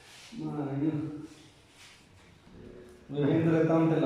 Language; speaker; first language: Italian; non-native, learner; Punjabi